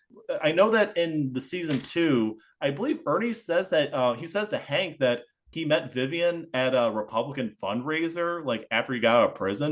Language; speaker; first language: English; native; English